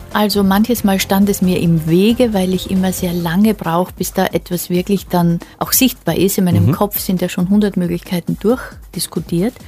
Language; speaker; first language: German; native; German